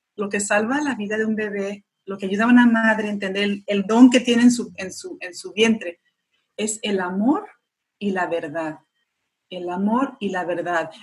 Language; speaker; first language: Spanish; early bilingual, heritage; Spanish